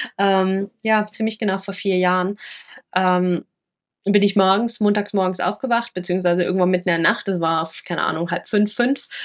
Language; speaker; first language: German; early bilingual, other home language; Vietnamese